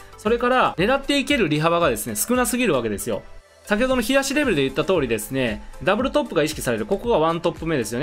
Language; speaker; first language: Japanese; native; Japanese